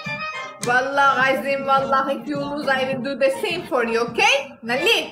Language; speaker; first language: English; non-native, local second language; Marathi